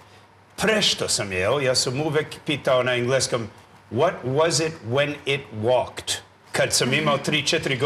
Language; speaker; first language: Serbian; non-native, learner; English